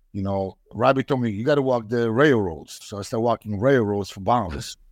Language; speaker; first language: English; non-native, fluent; Polish